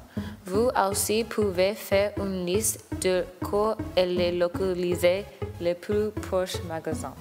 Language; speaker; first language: French; non-native, learner; English